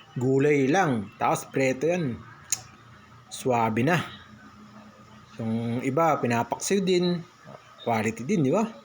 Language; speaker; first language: Filipino; non-native, local second language; Pangasinan